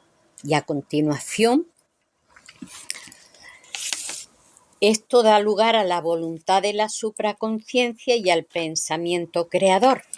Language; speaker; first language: Spanish; native; Spanish